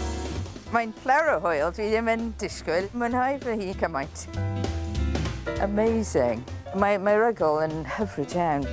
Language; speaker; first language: Welsh; non-native, learner; English